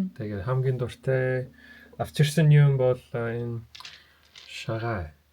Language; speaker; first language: Mongolian; non-native, learner; English